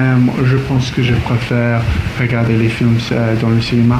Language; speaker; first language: French; non-native, learner; English